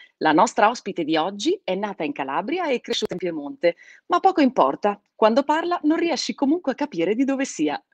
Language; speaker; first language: Italian; native; Italian